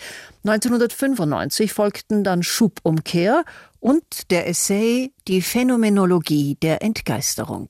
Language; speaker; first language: German; native; German